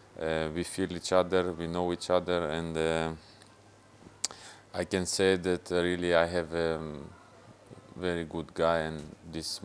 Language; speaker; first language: English; non-native, fluent; Russian